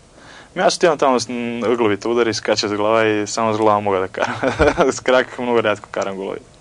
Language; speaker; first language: Bulgarian; non-native, fluent; Croatian